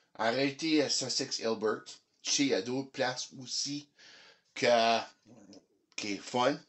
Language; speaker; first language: French; early bilingual, heritage; French